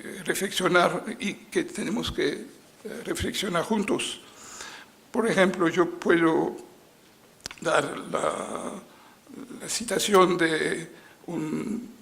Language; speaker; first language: Spanish; non-native, fluent; French